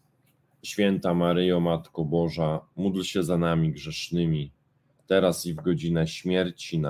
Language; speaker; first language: Polish; native; Polish